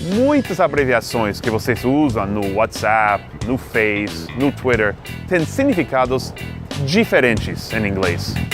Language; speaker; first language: Portuguese; non-native, fluent; English